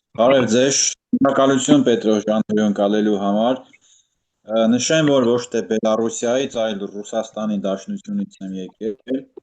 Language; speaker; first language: Armenian; early bilingual, heritage; Armenian